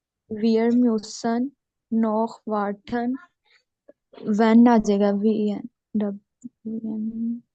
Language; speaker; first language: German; non-native, learner; Urdu